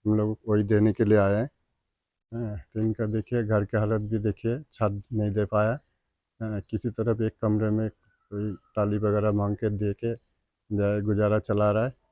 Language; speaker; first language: Hindi; non-native, local second language; Bangla